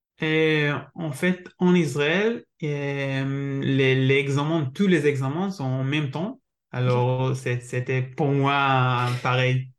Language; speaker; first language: French; non-native, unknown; Hebrew